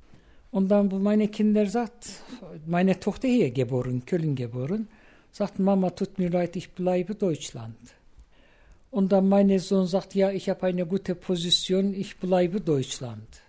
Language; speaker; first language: German; non-native, learner; Turkish